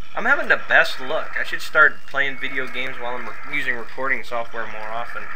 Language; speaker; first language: English; native; English